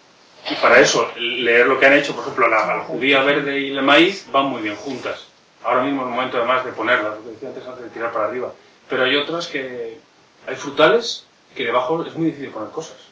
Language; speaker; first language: Spanish; native; Spanish